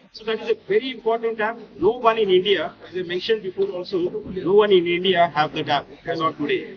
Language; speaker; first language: English; non-native, local second language; Telugu